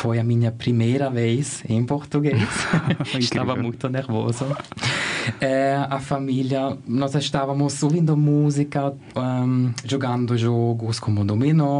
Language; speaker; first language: Portuguese; non-native, learner; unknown